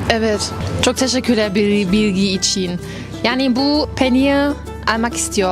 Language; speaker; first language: Turkish; non-native, learner; German